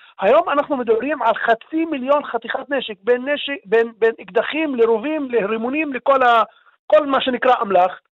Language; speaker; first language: Hebrew; non-native, local second language; Arabic